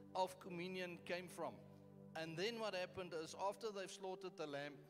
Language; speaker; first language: English; non-native, local second language; Afrikaans